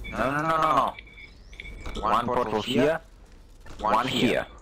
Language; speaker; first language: English; non-native, learner; German